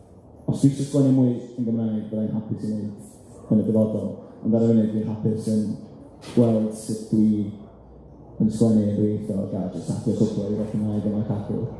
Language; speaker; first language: Welsh; native; Welsh